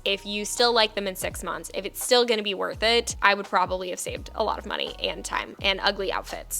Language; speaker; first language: English; native; English